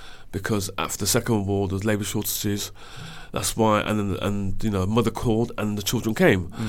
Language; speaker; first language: English; native; English